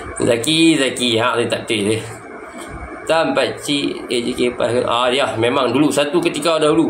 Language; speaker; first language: Malay; native; Malay